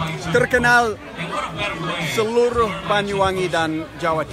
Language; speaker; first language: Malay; non-native, fluent; English